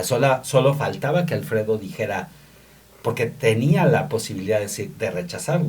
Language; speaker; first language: Spanish; native; Spanish